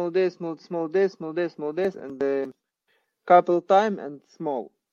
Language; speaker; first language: English; non-native, learner; Ukrainian